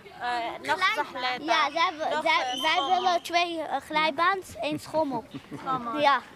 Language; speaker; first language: Dutch; early bilingual, other home language; Arabic